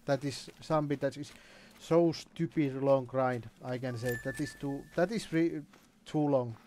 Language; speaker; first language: English; non-native, learner; Finnish